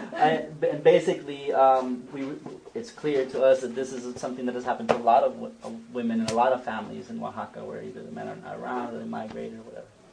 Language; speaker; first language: English; non-native, fluent; Spanish